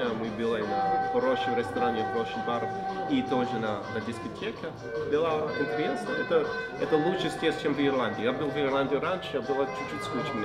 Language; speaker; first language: Russian; non-native, learner; English